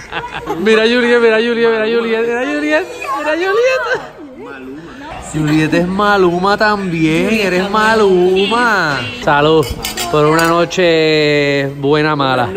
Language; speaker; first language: Spanish; native; Spanish